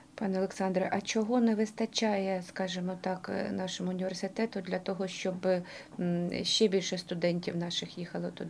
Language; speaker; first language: Ukrainian; native; Ukrainian